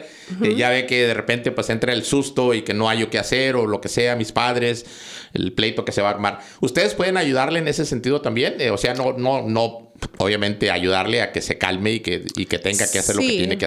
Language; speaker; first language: Spanish; native; Spanish